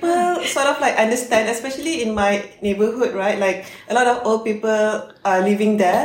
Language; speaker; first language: English; non-native, local second language; Malay